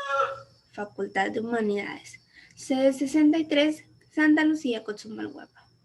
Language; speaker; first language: Spanish; native; Spanish